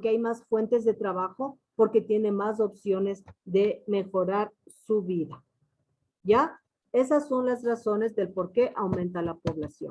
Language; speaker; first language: Spanish; native; Spanish